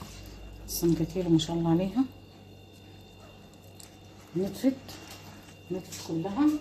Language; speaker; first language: Arabic; native; Arabic